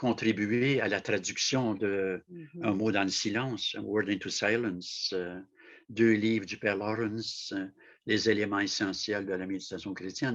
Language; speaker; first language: French; native; French